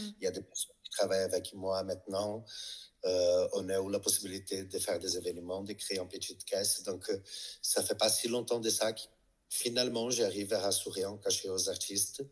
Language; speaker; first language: French; non-native, fluent; Portuguese